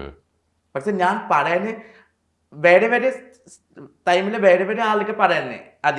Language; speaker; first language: Malayalam; non-native, learner; Assamese